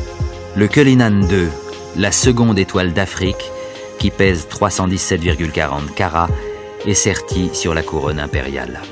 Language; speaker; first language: French; native; French